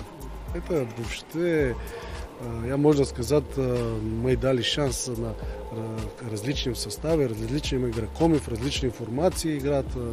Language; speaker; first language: Russian; non-native, learner; Bulgarian